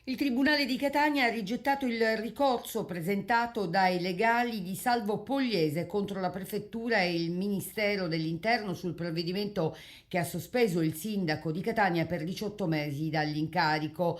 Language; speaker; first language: Italian; native; Italian